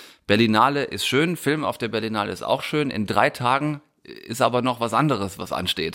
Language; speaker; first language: German; native; German